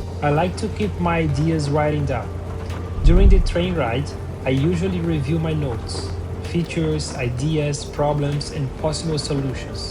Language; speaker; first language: English; non-native, fluent; Portuguese